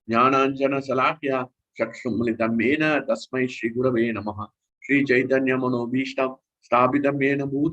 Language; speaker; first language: English; non-native, local second language; Hindi